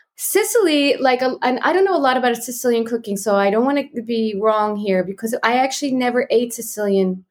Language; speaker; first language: English; native; English